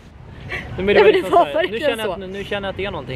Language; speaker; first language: Swedish; native; Swedish